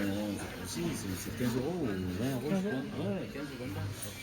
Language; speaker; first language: French; native; French